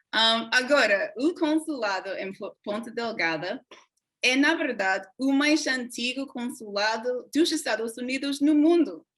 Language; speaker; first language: Portuguese; non-native, fluent; English